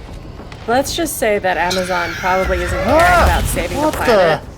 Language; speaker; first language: English; native; English